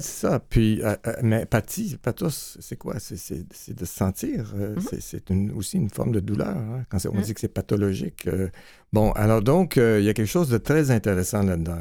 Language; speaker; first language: French; native; French